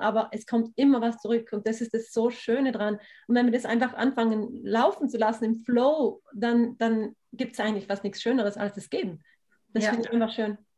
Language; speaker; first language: German; native; German